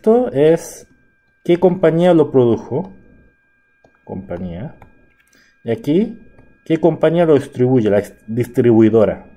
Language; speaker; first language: Spanish; non-native, fluent; Korean